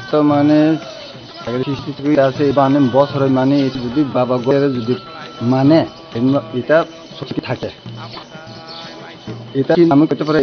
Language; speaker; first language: Bangla; non-native, local second language; Kok Borok